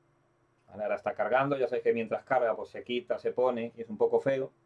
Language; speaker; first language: Spanish; native; Spanish